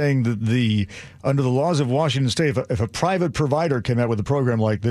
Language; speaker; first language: English; native; English